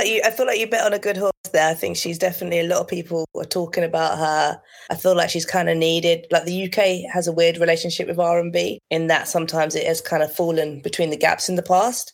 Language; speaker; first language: English; native; English